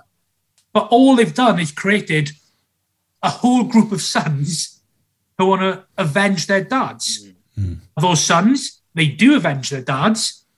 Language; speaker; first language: English; native; English